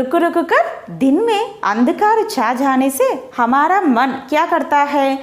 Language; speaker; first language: Hindi; non-native, local second language; Telugu